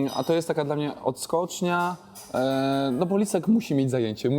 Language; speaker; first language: Polish; native; Polish